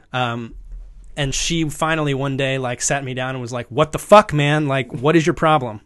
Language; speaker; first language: English; native; English